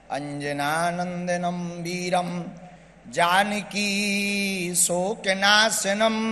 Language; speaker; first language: Hindi; native; Hindi